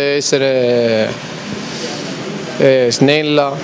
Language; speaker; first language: Italian; native; Italian